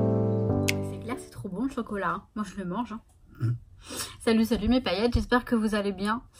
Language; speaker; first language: French; native; French